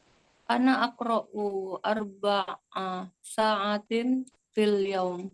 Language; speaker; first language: Arabic; non-native, learner; Indonesian